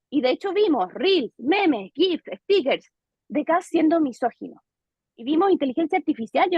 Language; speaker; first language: Spanish; native; Spanish